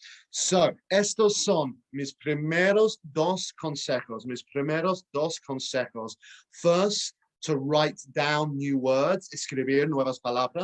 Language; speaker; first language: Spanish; non-native, fluent; English